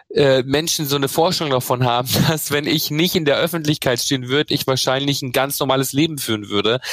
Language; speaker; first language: German; native; German